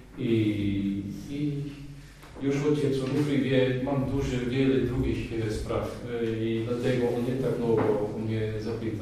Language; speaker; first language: Polish; non-native, learner; Dutch